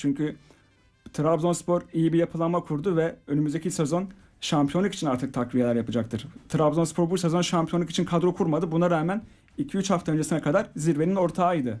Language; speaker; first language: Turkish; native; Turkish